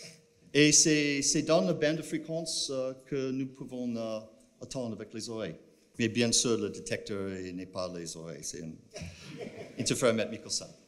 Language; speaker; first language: French; non-native, fluent; English